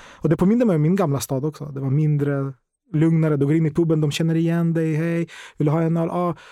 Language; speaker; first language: Swedish; non-native, fluent; Ukrainian